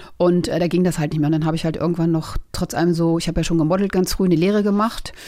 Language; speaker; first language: German; native; German